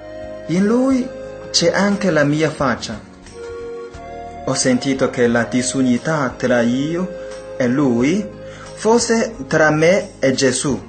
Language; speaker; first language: Italian; non-native, fluent; Chinese